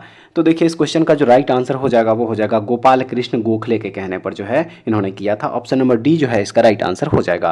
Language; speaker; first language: Hindi; native; Hindi